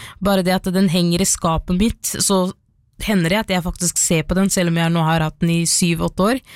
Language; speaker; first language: Norwegian; early bilingual, other home language; Somali